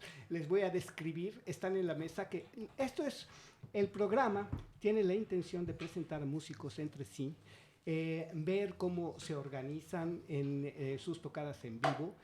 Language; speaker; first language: Spanish; native; Spanish